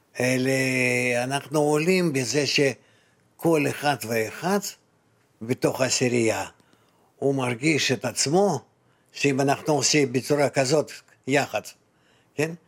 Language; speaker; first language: Hebrew; non-native, fluent; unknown